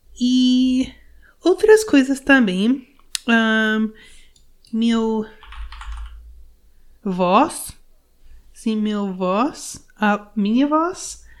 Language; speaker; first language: Portuguese; non-native, learner; English